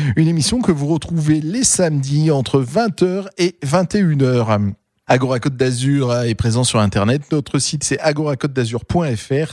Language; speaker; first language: French; native; French